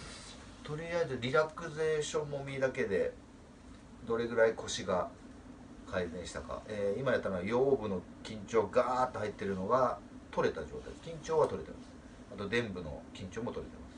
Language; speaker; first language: Japanese; native; Japanese